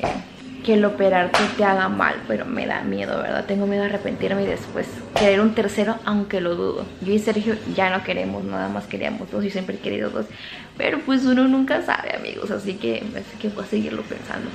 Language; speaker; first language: Spanish; native; Spanish